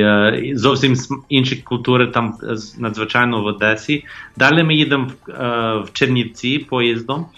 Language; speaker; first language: Ukrainian; non-native, fluent; English